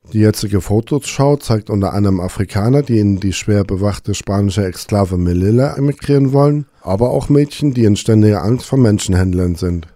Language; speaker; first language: German; native; German